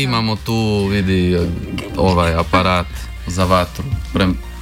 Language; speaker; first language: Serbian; early bilingual, heritage; Croatian